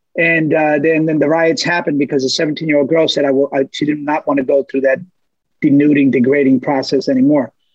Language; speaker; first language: English; early bilingual, other home language; Spanish